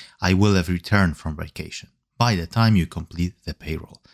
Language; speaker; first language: English; non-native, fluent; Polish